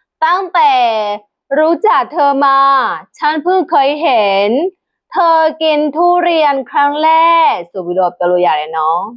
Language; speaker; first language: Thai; non-native, fluent; Burmese